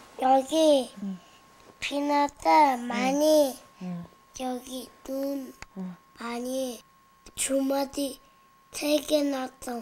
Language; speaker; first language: Korean; early bilingual, heritage; Korean